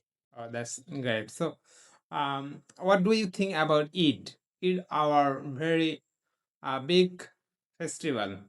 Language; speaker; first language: English; non-native, learner; Bangla